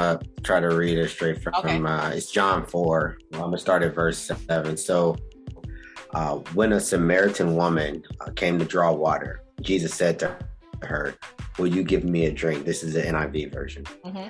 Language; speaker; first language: English; native; English